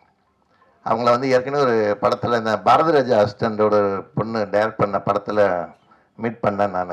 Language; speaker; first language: Tamil; native; Tamil